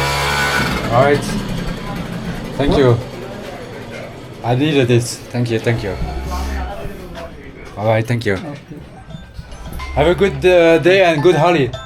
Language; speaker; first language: English; non-native, fluent; French